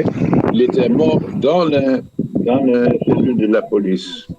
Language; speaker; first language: French; non-native, fluent; Dutch